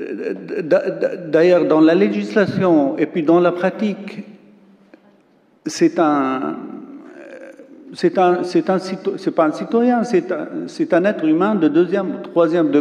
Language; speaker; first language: French; non-native, local second language; Arabic